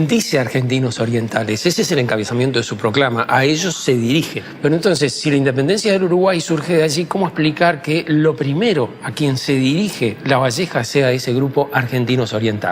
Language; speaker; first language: Spanish; native; Spanish